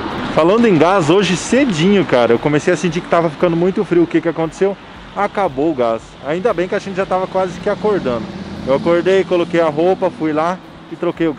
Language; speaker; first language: Portuguese; native; Portuguese